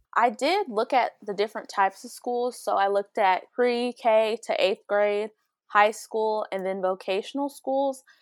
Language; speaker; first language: English; native; English